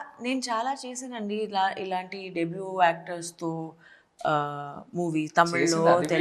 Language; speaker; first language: Telugu; non-native, local second language; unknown